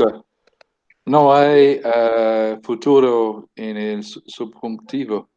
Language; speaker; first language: Spanish; non-native, learner; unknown